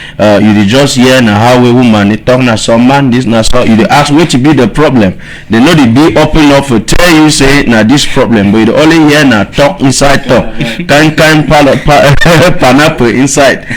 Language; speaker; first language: Nigerian Pidgin; native; Nigerian Pidgin